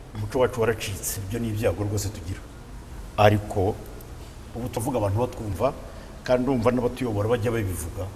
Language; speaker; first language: Kinyarwanda; native; Kinyarwanda